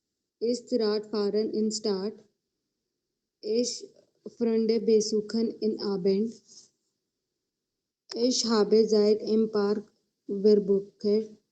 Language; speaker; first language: German; non-native, learner; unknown